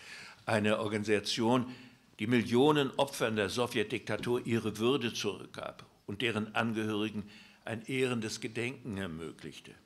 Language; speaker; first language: German; native; German